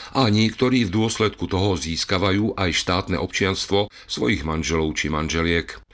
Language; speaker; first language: Slovak; native; Slovak